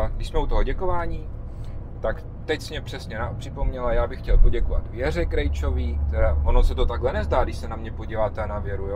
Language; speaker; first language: Czech; native; Czech